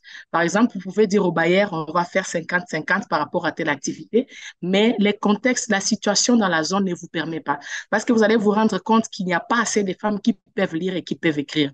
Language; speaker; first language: French; non-native, local second language; Swahili